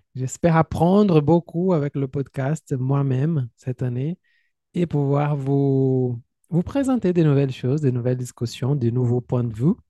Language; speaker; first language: French; non-native, fluent; Portuguese